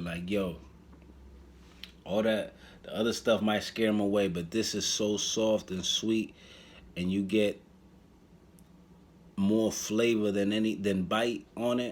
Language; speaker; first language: English; native; English